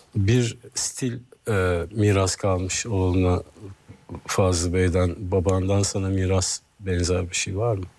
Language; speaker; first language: Turkish; native; Turkish